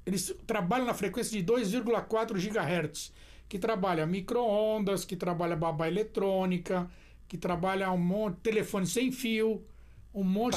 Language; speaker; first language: Portuguese; native; Portuguese